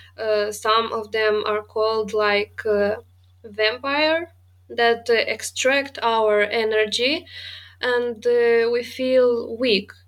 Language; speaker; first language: English; non-native, fluent; Romanian